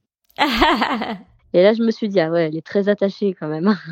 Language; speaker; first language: French; native; French